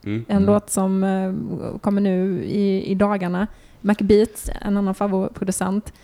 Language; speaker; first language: Swedish; native; Swedish